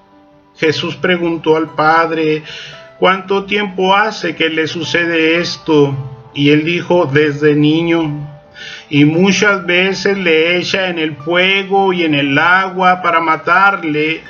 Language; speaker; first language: Spanish; native; Spanish